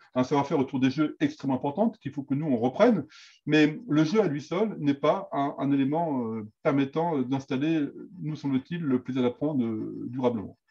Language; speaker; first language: French; native; French